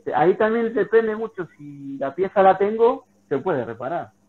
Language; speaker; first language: Spanish; native; Spanish